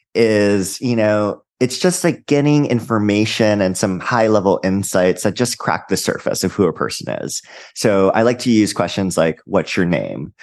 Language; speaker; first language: English; native; English